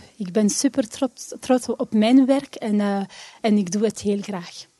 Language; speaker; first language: Dutch; non-native, local second language; French